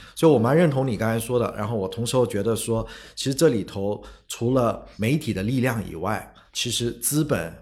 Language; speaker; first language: Chinese; native; Chinese